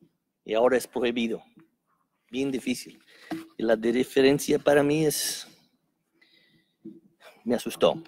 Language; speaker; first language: Spanish; non-native, fluent; English